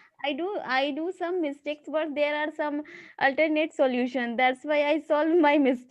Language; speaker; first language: English; non-native, learner; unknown